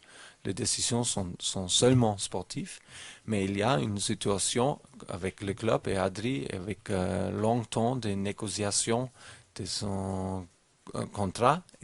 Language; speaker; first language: French; non-native, learner; German